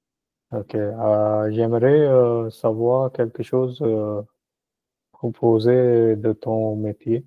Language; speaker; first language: French; non-native, learner; Punjabi